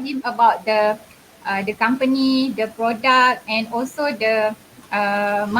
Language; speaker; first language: English; non-native, local second language; Malay